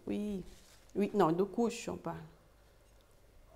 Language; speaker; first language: French; non-native, fluent; Portuguese